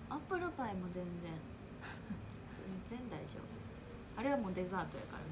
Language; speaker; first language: Japanese; native; Japanese